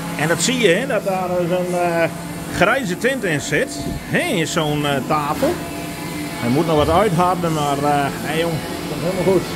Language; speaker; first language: Dutch; non-native, local second language; Western Frisian